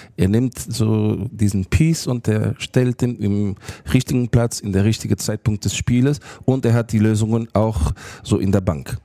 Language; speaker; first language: German; non-native, learner; Portuguese